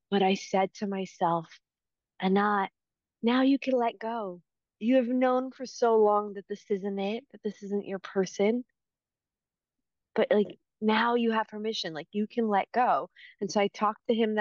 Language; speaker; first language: English; native; English